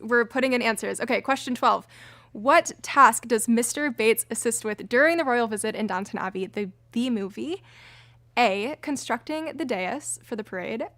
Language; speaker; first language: English; native; English